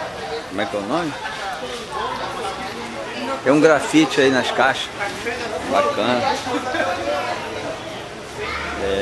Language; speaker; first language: Portuguese; native; Portuguese